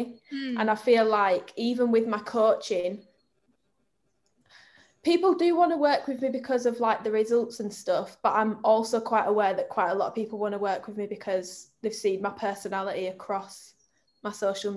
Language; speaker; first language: English; native; English